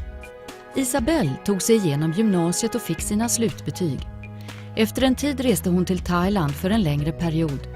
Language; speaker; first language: Swedish; native; Swedish